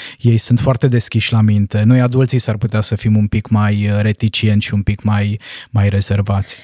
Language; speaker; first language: Romanian; non-native, local second language; Hungarian